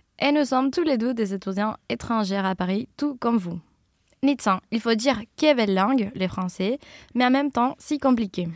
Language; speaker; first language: French; non-native, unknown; Spanish